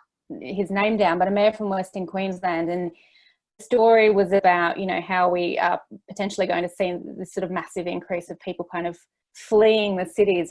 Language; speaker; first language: English; native; English